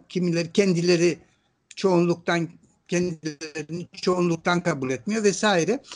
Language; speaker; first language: Turkish; non-native, local second language; Greek